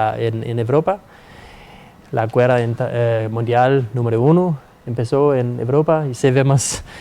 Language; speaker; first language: Spanish; non-native, fluent; Danish